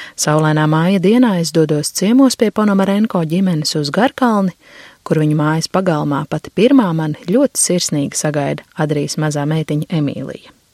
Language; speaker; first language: Latvian; native; Latvian